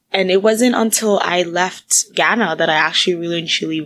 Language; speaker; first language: English; non-native, local second language; Akan